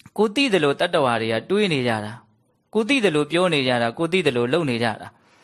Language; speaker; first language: Burmese; native; Burmese